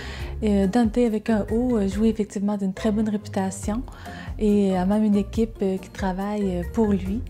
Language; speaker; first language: French; native; French